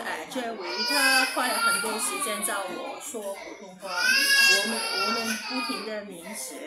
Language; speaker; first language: Chinese; non-native, local second language; Cantonese